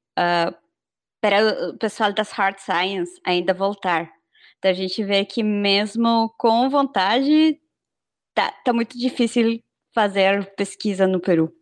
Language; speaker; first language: Portuguese; non-native, fluent; Spanish